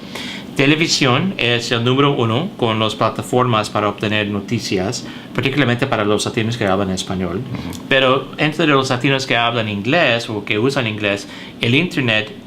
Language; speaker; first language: Spanish; early bilingual, heritage; English